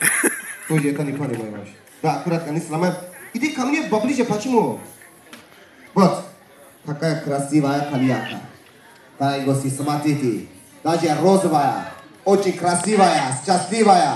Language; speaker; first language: Russian; non-native, learner; Turkish